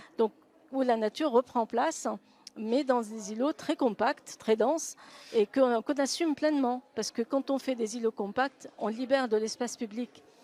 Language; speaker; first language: French; non-native, local second language; Arabic